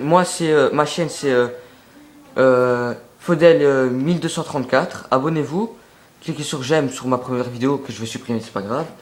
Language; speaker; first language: French; native; French